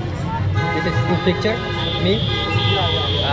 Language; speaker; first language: English; non-native, learner; Kazakh